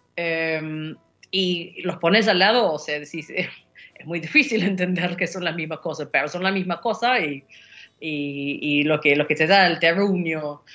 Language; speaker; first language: Spanish; non-native, fluent; English